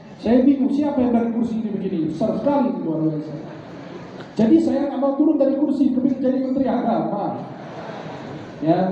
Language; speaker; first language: Indonesian; non-native, fluent; Arabic